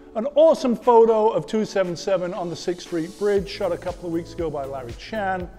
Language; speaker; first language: English; native; English